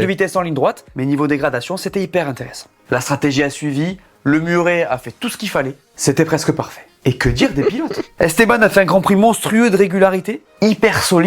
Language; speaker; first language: French; native; French